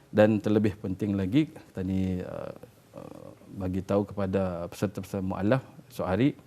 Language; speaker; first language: Malay; native; Malay